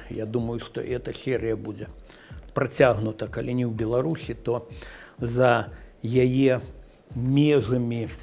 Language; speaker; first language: Belarusian; native; Belarusian